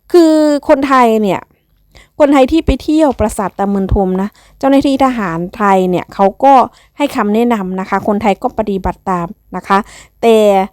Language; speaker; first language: Thai; non-native, local second language; Northeastern Thai